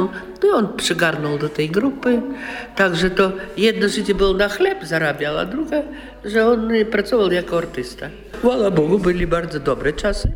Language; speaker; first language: Polish; non-native, local second language; Russian